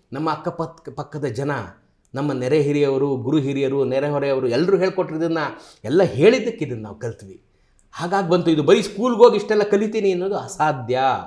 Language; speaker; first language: Kannada; native; Kannada